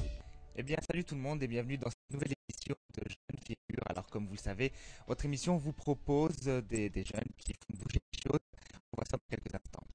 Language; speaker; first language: French; native; French